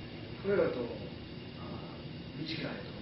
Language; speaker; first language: Japanese; non-native, learner; English